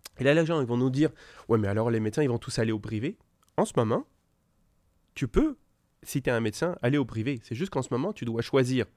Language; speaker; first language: French; native; French